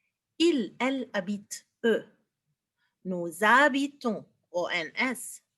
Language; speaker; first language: French; non-native, fluent; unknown